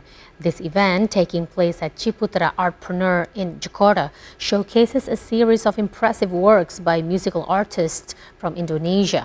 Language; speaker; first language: English; non-native, local second language; Indonesian